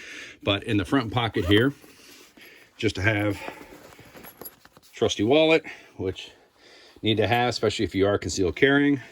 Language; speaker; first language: English; native; English